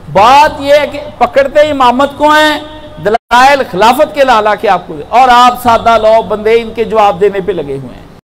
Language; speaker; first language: Urdu; non-native, local second language; Punjabi